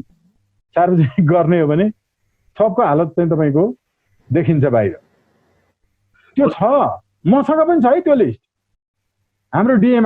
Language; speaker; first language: Nepali; native; Nepali